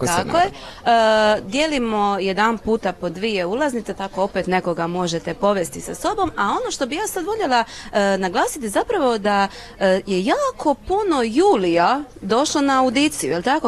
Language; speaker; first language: Croatian; native; Croatian